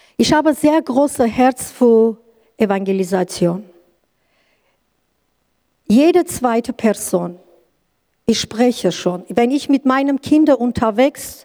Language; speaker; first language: German; non-native, learner; Kurdish